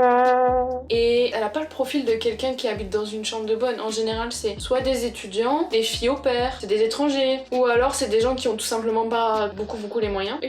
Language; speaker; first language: French; native; French